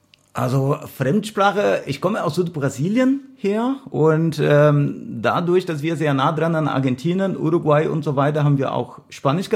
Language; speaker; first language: German; non-native, fluent; Portuguese